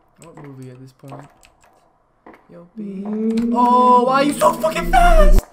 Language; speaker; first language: English; native; English